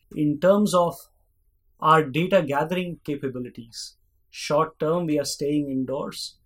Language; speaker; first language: English; non-native, local second language; Hindi